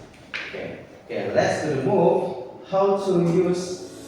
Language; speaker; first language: English; non-native, learner; Indonesian